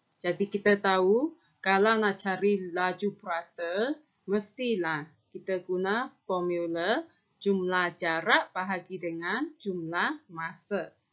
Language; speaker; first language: Malay; non-native, local second language; Chinese